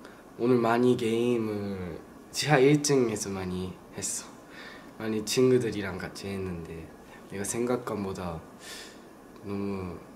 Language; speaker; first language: Korean; non-native, learner; Japanese